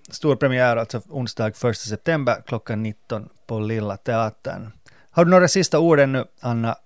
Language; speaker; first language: Swedish; native; Swedish